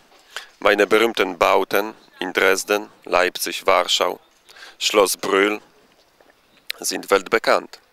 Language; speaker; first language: German; non-native, fluent; Polish